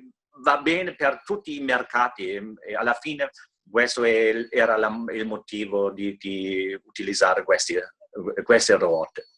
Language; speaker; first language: Italian; non-native, fluent; German